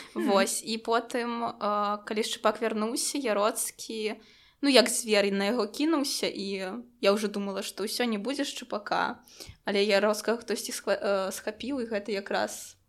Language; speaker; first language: Belarusian; non-native, local second language; Russian